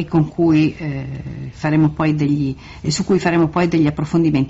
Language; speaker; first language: Italian; native; Italian